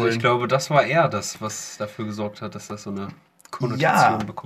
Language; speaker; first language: German; native; German